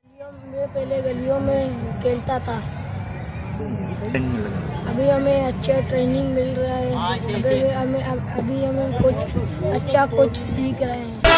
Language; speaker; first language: Hindi; non-native, local second language; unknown